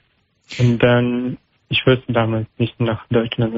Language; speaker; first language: German; non-native, learner; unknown